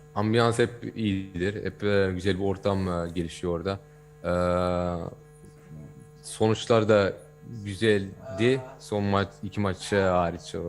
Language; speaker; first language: Turkish; early bilingual, heritage; Turkish